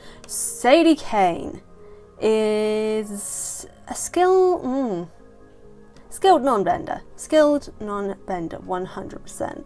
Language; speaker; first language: English; native; English